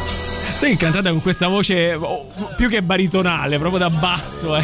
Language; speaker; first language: Italian; native; Italian